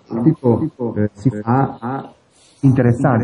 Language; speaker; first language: Italian; native; Italian